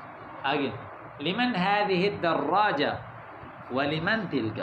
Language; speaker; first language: Arabic; non-native, fluent; Urdu